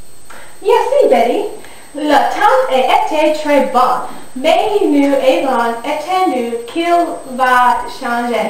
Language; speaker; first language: French; non-native, learner; English